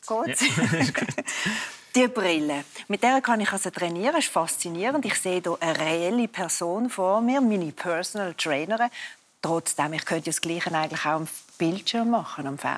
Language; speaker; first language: German; native; German